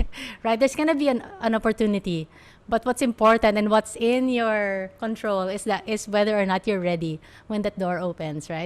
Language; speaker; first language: English; non-native, local second language; Filipino